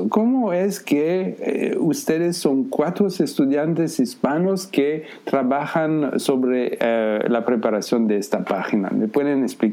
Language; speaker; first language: Spanish; non-native, fluent; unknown